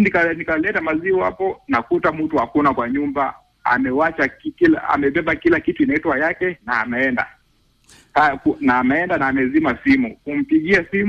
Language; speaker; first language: Swahili; non-native, local second language; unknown